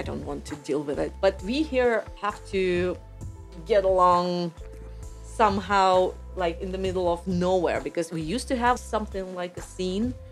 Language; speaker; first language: English; non-native, fluent; Russian